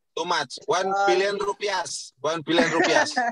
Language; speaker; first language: English; non-native, learner; Indonesian